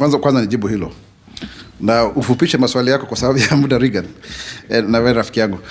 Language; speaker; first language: Swahili; non-native, local second language; Kikuyu